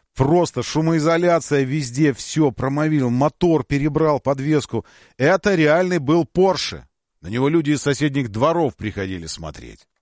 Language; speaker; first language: Russian; native; Russian